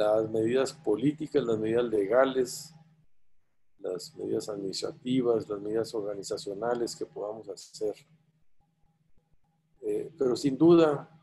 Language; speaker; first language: Spanish; native; Spanish